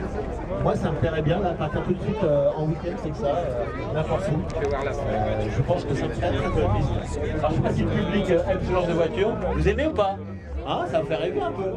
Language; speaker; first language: French; native; French